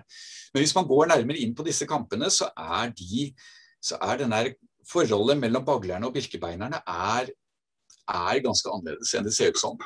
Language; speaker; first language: Norwegian; native; Norwegian